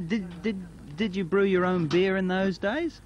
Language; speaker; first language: English; native; English